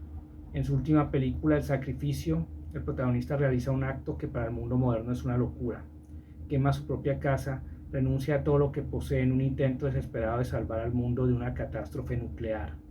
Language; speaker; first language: Spanish; native; Spanish